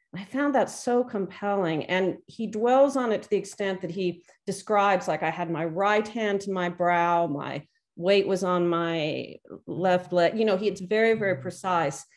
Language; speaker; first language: English; native; English